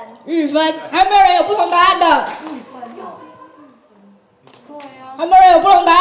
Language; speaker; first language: Chinese; native; Chinese